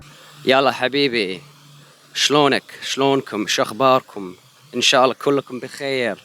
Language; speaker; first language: Arabic; non-native, learner; English